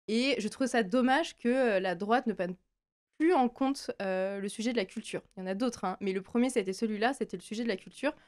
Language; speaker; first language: French; native; French